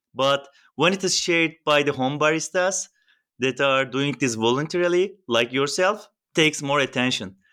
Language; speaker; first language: English; non-native, fluent; Turkish